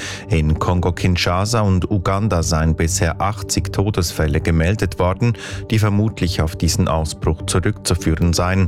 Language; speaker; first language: German; native; German